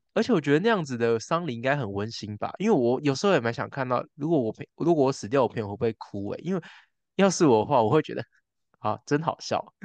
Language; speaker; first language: Chinese; native; Chinese